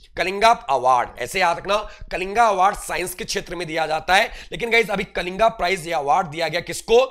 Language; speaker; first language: Hindi; native; Hindi